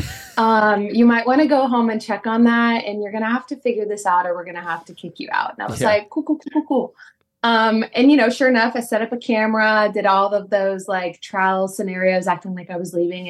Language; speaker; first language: English; native; English